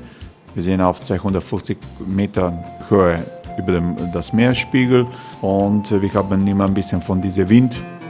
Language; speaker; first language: German; non-native, learner; Croatian